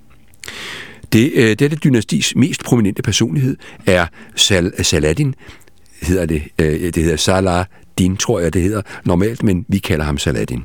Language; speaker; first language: Danish; native; Danish